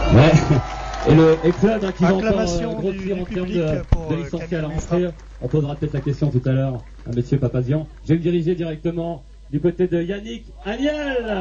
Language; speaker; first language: French; native; French